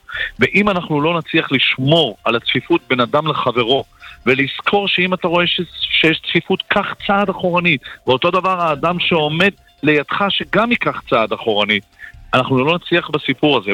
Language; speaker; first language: Hebrew; native; Hebrew